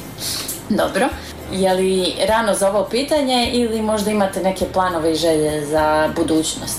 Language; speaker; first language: Croatian; native; Croatian